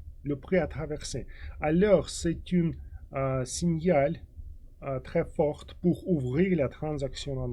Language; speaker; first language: French; non-native, fluent; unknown